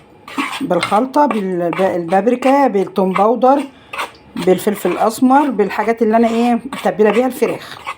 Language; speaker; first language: Arabic; native; Arabic